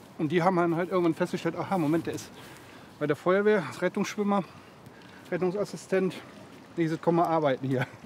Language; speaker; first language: German; native; German